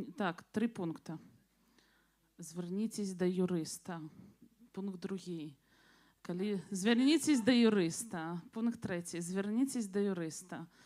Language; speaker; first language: Belarusian; non-native, local second language; Russian